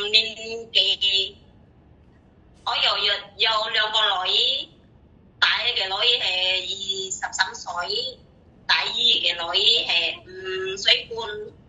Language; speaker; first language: Cantonese; non-native, learner; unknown